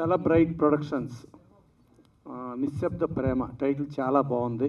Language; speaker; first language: Telugu; native; Telugu